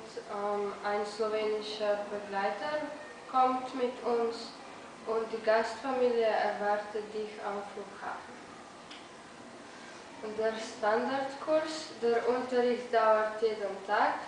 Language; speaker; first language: German; non-native, learner; Slovenian